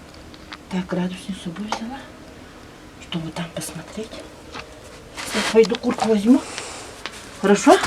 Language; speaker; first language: Russian; non-native, local second language; Yakut